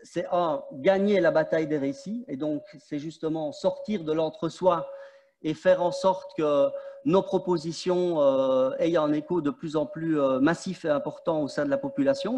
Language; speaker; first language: French; native; French